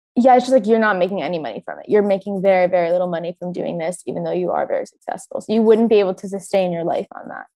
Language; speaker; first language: English; native; English